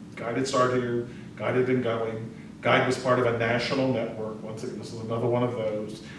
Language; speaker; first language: English; native; English